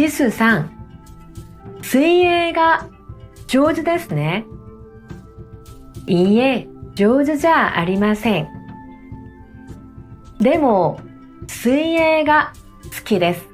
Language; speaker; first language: Japanese; non-native, fluent; Korean